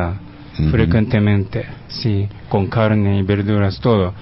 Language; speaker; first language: Spanish; non-native, fluent; Japanese